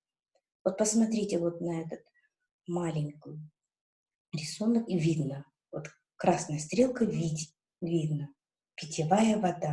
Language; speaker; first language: Russian; non-native, local second language; Kazakh